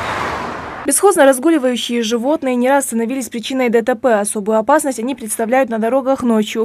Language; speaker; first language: Russian; native; Russian